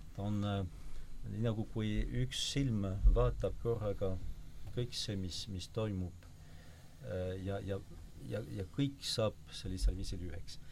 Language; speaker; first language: Estonian; non-native, fluent; French